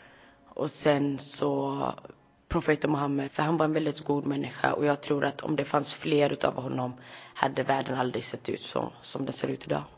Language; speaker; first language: Swedish; early bilingual, other home language; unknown